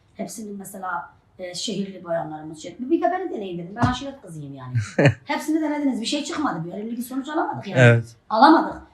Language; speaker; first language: Turkish; non-native, local second language; Arabic